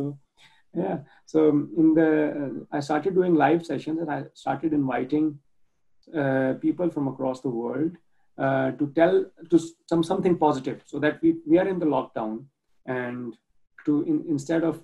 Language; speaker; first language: English; non-native, local second language; Urdu